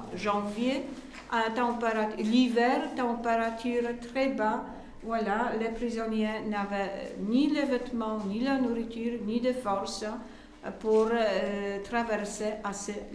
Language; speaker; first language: French; non-native, learner; Polish